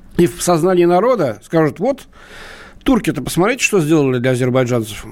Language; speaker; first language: Russian; native; Russian